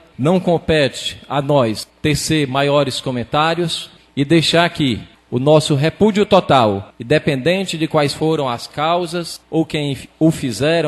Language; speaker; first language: Portuguese; native; Portuguese